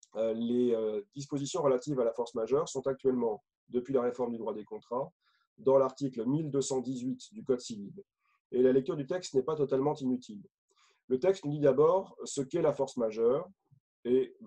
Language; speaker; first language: French; native; French